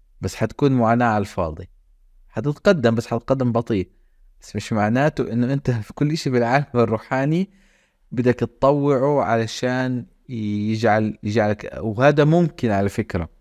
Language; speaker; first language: Arabic; native; Arabic